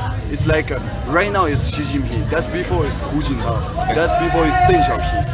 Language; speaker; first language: English; non-native, learner; Tibetan